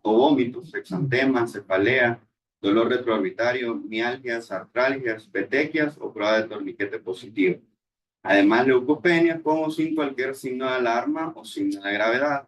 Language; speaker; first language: Spanish; native; Spanish